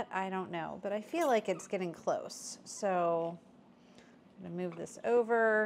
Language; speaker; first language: English; native; English